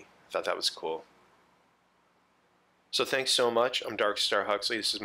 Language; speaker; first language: English; native; English